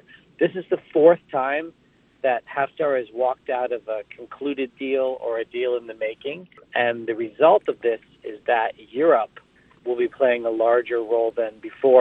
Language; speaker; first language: English; native; English